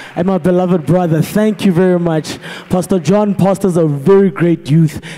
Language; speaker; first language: English; non-native, local second language; Zulu